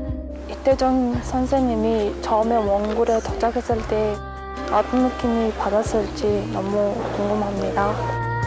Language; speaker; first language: Korean; non-native, fluent; Mongolian